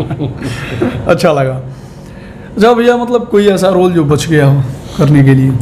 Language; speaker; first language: Hindi; native; Hindi